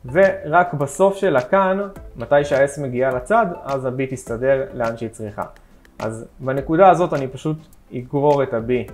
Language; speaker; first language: Hebrew; native; Hebrew